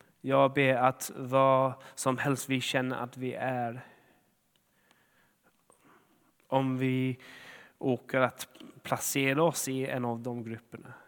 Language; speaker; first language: Swedish; non-native, fluent; English